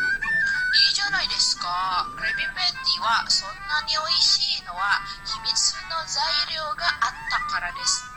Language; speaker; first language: Japanese; non-native, learner; Indonesian